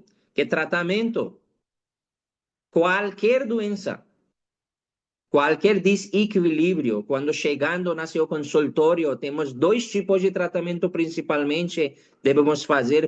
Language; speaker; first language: Portuguese; non-native, learner; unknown